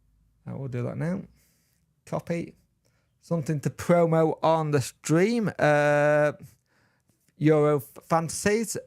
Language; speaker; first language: English; native; English